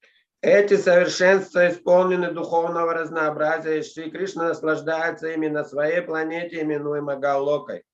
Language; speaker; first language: Russian; native; Russian